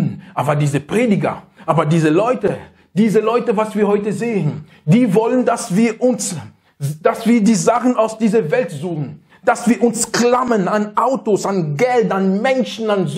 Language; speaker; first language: German; non-native, learner; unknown